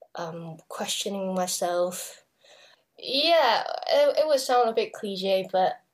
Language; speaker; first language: English; non-native, local second language; Cantonese